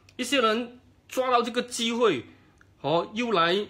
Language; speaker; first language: Chinese; native; Chinese